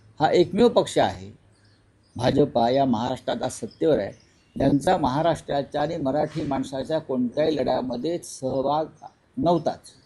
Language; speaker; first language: Marathi; native; Marathi